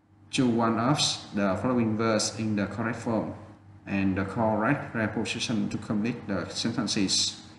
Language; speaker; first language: English; non-native, fluent; Vietnamese